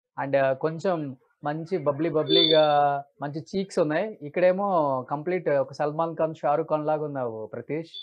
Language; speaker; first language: Telugu; native; Telugu